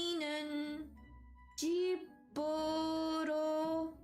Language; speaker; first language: Korean; non-native, learner; English